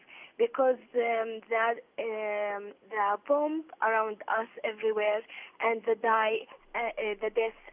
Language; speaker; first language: English; non-native, learner; Arabic